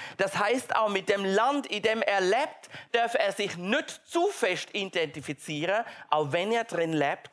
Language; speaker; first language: German; native; German